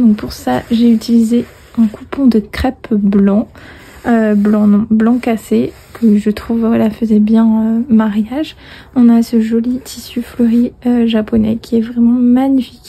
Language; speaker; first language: French; native; French